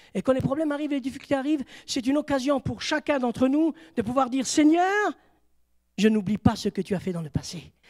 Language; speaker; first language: French; native; French